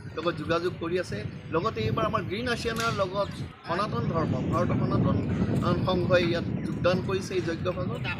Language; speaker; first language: Assamese; native; Assamese